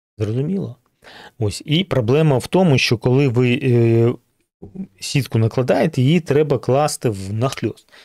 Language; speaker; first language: Ukrainian; non-native, local second language; Russian